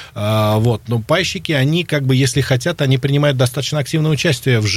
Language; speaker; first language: Russian; native; Russian